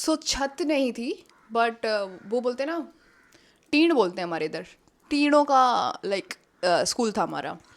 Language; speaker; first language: Hindi; native; Hindi